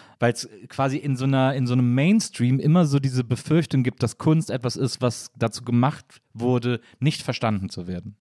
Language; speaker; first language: German; native; German